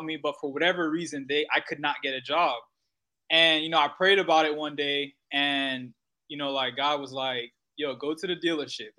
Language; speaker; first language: English; native; English